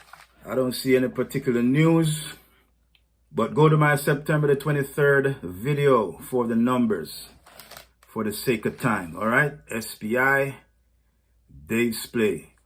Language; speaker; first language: English; native; English